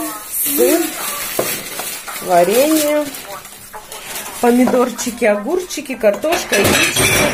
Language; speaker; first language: Russian; native; Russian